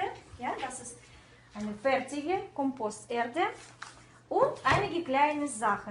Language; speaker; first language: German; non-native, fluent; Russian